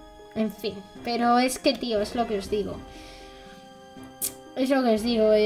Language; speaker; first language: Spanish; native; Spanish